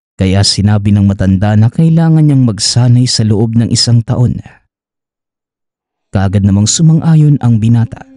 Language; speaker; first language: Filipino; native; Filipino